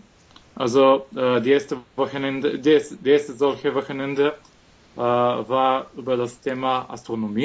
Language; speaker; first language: German; non-native, fluent; Macedonian